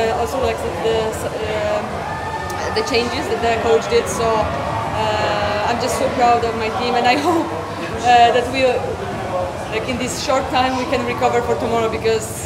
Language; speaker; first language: English; non-native, fluent; Polish